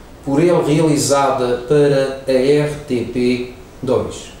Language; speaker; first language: Portuguese; native; Portuguese